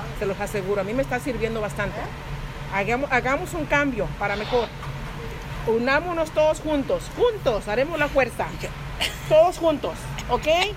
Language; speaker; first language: Spanish; native; Spanish